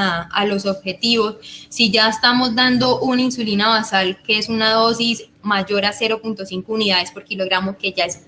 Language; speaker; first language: Spanish; native; Spanish